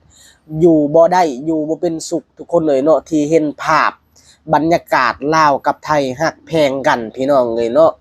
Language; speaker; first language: Thai; non-native, local second language; Lao